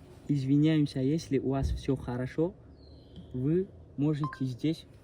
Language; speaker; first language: Russian; non-native, local second language; Tajik